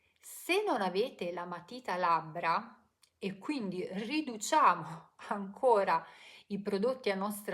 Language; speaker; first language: Italian; native; Italian